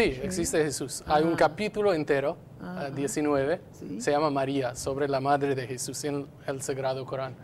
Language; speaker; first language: Spanish; non-native, fluent; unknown